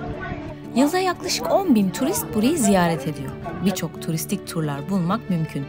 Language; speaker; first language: Turkish; native; Turkish